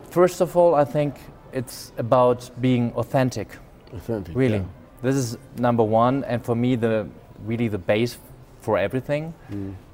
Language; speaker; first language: English; non-native, fluent; German